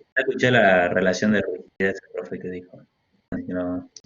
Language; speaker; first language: Spanish; native; Spanish